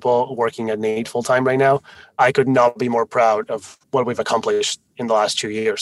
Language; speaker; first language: English; non-native, fluent; Spanish